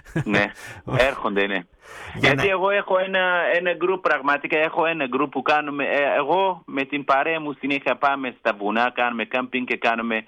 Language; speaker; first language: Greek; non-native, learner; Kurdish